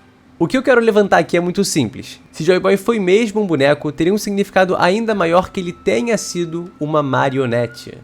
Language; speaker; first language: Portuguese; native; Portuguese